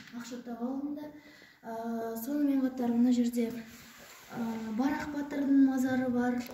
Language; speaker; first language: Kazakh; native; Kazakh